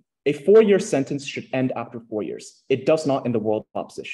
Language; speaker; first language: English; native; English